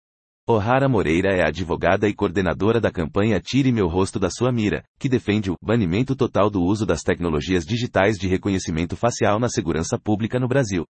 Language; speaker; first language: Portuguese; native; Portuguese